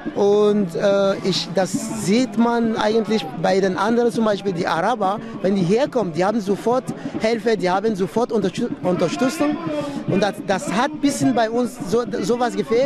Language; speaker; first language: German; non-native, fluent; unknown